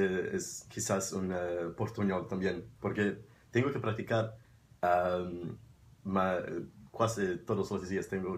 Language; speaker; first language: Spanish; non-native, fluent; Portuguese